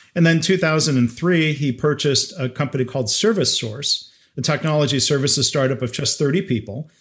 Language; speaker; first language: English; native; English